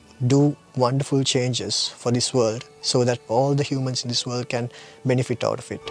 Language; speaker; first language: English; non-native, local second language; Sinhala